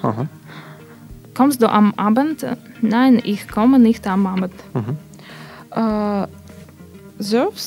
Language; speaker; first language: German; non-native, learner; Russian